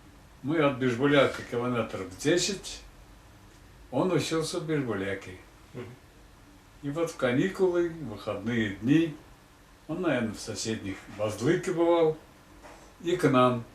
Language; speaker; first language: Russian; non-native, local second language; Tatar